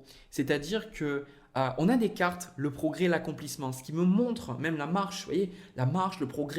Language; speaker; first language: French; native; French